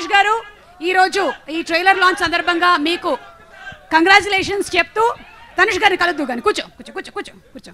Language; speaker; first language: Telugu; native; Telugu